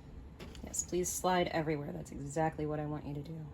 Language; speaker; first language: English; native; English